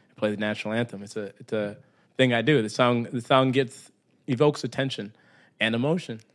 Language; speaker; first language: English; native; English